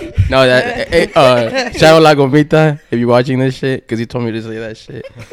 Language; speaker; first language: English; early bilingual, other home language; Spanish